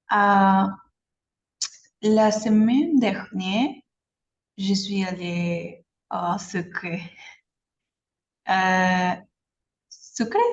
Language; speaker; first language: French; non-native, learner; Spanish